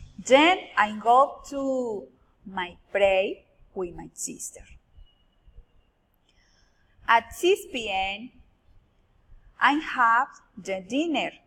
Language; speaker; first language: English; non-native, learner; Spanish